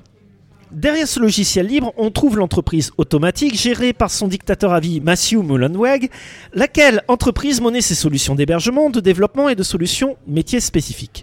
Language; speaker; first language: French; native; French